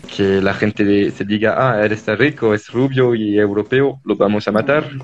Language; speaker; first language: Spanish; non-native, fluent; French